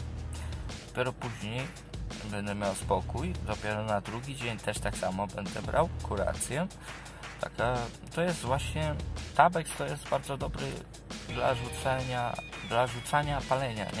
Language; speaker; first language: Polish; native; Polish